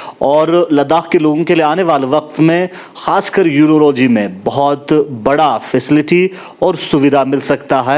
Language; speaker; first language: Hindi; non-native, local second language; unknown